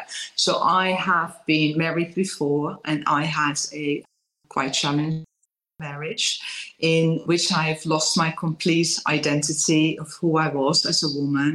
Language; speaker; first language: English; non-native, fluent; Dutch